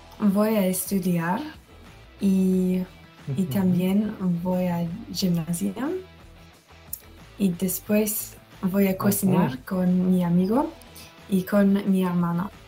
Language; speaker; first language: Spanish; non-native, learner; English